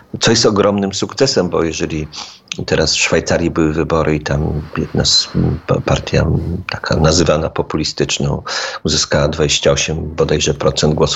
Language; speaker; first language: Polish; native; Polish